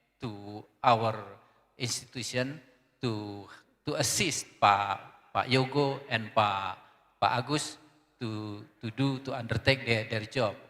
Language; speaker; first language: English; non-native, learner; Indonesian